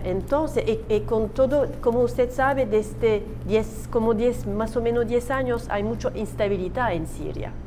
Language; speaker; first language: Spanish; non-native, learner; Turkish